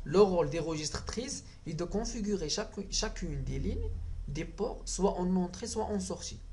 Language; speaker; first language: French; non-native, local second language; Arabic